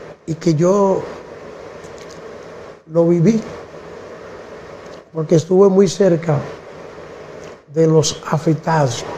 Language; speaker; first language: Spanish; native; Spanish